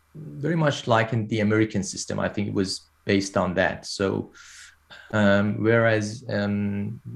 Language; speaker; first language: English; non-native, fluent; Persian